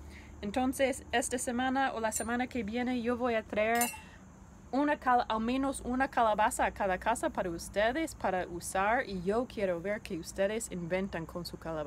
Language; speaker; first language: Spanish; non-native, learner; English